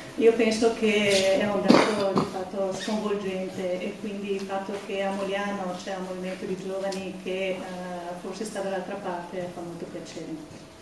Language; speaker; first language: Italian; non-native, fluent; English